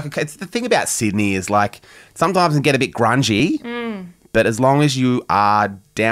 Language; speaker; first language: English; native; English